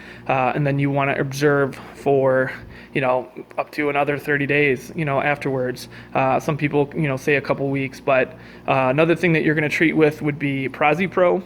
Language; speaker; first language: English; native; English